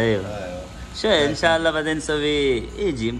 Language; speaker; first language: Arabic; non-native, learner; Marathi